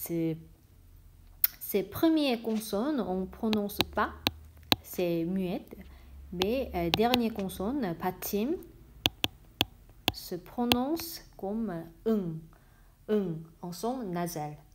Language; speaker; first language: French; non-native, fluent; Korean